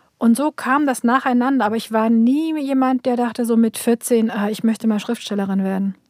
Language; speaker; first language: German; early bilingual, other home language; Turkish